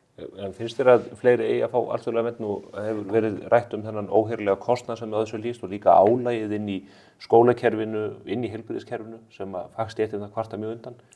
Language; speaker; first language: Icelandic; native; Icelandic